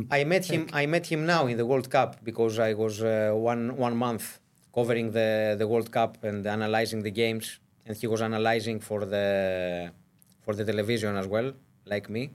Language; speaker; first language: English; non-native, fluent; Greek